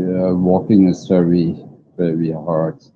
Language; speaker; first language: English; non-native, learner; Dutch